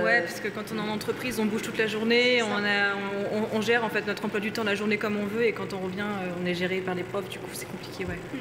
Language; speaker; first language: French; native; French